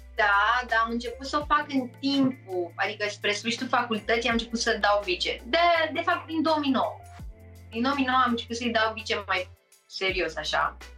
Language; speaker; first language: Romanian; early bilingual, heritage; Romanian